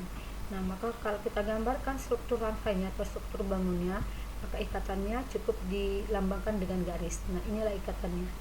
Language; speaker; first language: Indonesian; native; Indonesian